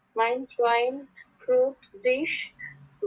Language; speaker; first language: German; non-native, learner; Bangla